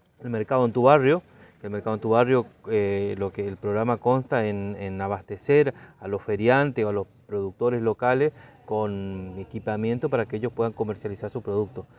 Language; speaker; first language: Spanish; native; Spanish